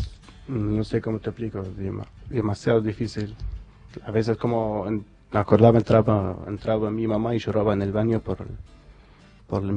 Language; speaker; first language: Spanish; non-native, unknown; Arabic